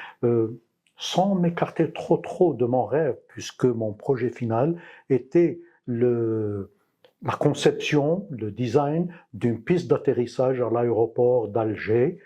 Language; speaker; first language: French; non-native, local second language; Arabic